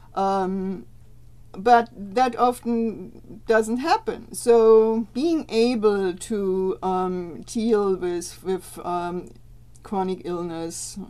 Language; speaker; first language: English; non-native, fluent; German